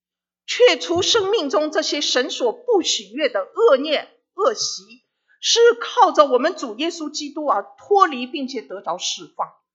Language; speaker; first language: Chinese; native; Chinese